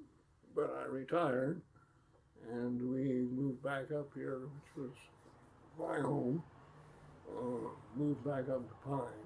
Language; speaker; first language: English; native; English